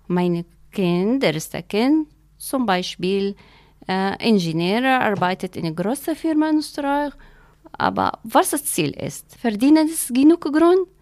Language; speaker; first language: German; non-native, learner; Kurdish